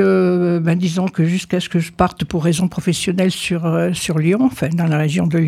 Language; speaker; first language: French; native; French